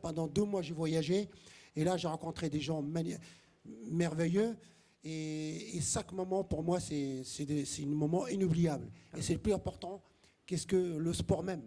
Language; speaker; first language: French; non-native, local second language; Arabic